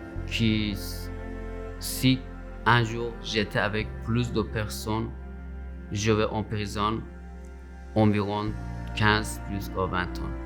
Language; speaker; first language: French; non-native, learner; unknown